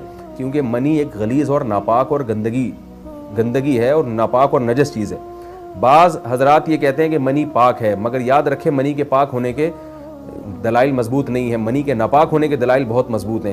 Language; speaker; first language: Urdu; native; Urdu